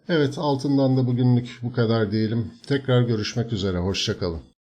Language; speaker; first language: Turkish; native; Turkish